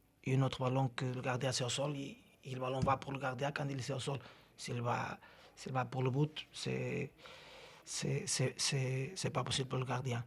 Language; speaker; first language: French; non-native, learner; Portuguese